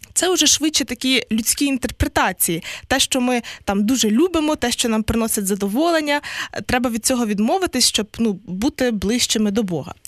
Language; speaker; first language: Ukrainian; native; Ukrainian